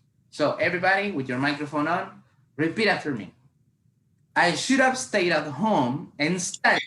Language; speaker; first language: English; non-native, fluent; Spanish